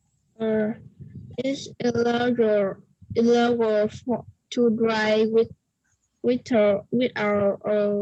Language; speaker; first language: English; non-native, learner; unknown